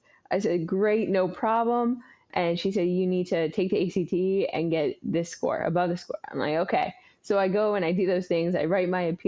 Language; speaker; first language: English; native; English